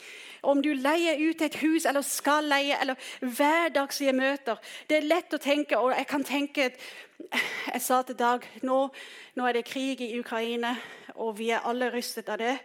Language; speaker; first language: Norwegian; non-native, fluent; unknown